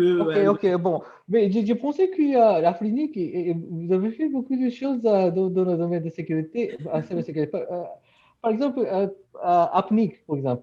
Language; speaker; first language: French; non-native, fluent; Japanese